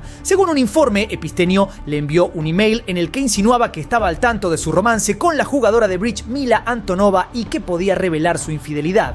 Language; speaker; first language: Spanish; native; Spanish